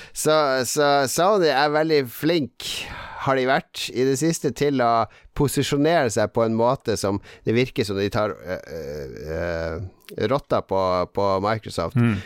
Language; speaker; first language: Norwegian; native; Norwegian